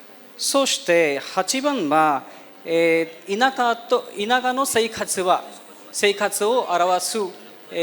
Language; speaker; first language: Japanese; non-native, fluent; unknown